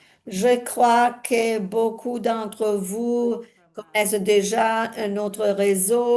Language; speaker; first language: French; non-native, fluent; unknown